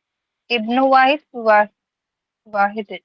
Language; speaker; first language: Arabic; non-native, learner; Urdu